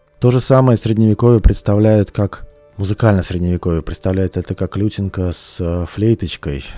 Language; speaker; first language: Russian; native; Russian